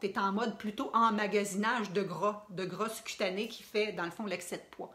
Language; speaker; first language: French; native; French